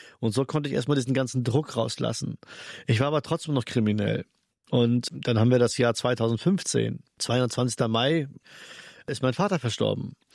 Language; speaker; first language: German; early bilingual, other home language; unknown